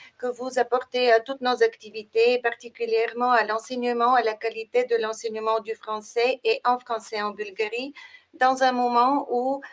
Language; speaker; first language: French; non-native, fluent; Bulgarian